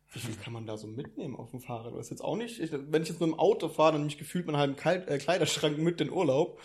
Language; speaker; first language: German; early bilingual, other home language; Italian